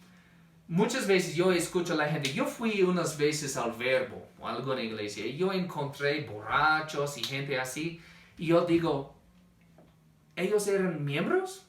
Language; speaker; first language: Spanish; non-native, fluent; English